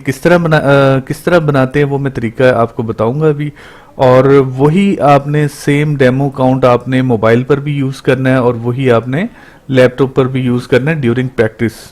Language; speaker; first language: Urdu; non-native, local second language; Punjabi